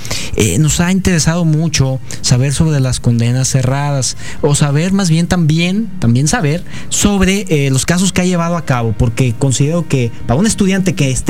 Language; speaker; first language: Spanish; native; Spanish